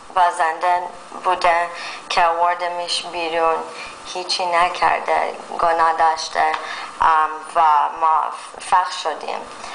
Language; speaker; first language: Persian; early bilingual, heritage; Persian